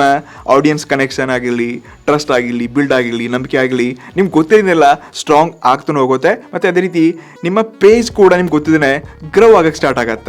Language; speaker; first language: Kannada; native; Kannada